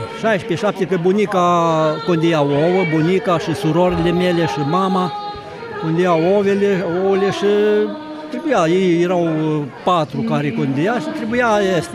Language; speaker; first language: Romanian; non-native, local second language; Ukrainian